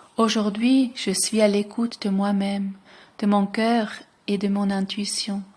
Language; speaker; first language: French; non-native, local second language; Swiss German